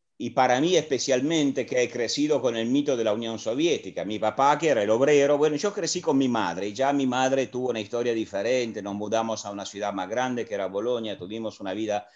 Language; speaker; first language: Spanish; non-native, fluent; Italian